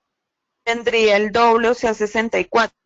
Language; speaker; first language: Spanish; native; Spanish